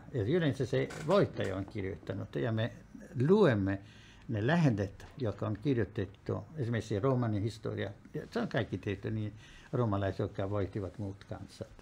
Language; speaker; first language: Finnish; non-native, fluent; Italian